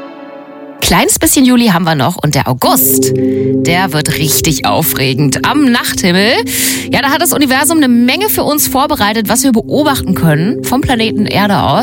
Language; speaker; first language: German; native; German